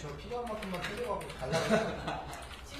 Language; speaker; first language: Korean; native; Korean